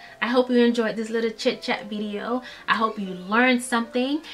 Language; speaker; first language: English; early bilingual, other home language; Dutch